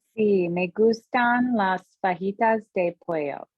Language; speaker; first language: Spanish; non-native, learner; English